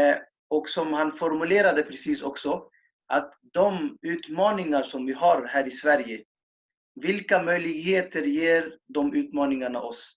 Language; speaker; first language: Swedish; non-native, fluent; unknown